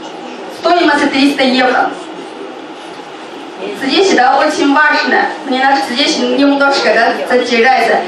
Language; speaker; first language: Russian; non-native, learner; Chinese